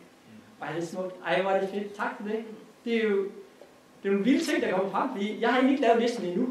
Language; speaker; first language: Danish; native; Danish